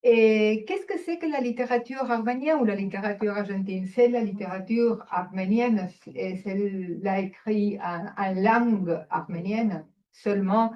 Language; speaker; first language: French; non-native, fluent; Spanish